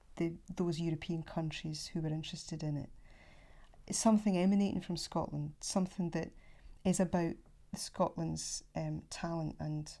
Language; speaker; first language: English; native; English